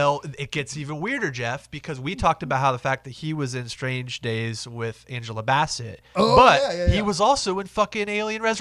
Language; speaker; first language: English; native; English